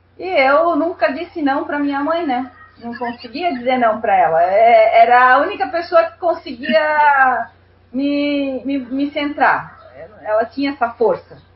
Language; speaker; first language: Portuguese; non-native, fluent; Spanish